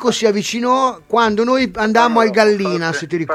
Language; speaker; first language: Italian; native; Italian